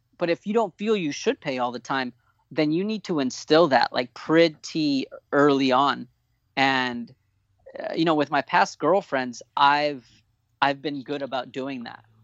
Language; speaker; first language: English; native; English